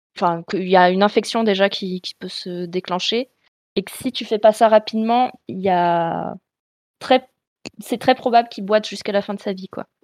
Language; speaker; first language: French; native; French